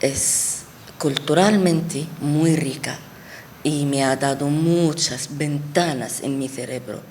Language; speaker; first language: Spanish; non-native, fluent; Arabic